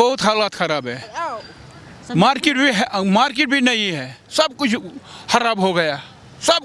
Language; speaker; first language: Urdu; non-native, local second language; Kashmiri